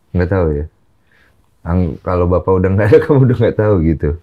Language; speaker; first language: Indonesian; native; Indonesian